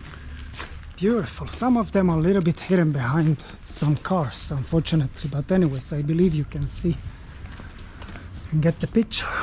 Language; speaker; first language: English; non-native, fluent; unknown